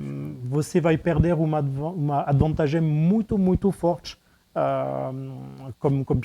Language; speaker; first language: Portuguese; non-native, fluent; French